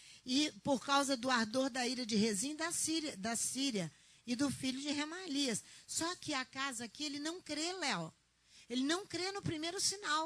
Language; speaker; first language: Portuguese; native; Portuguese